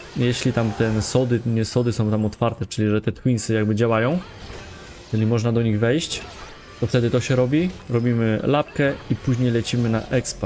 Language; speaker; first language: Polish; native; Polish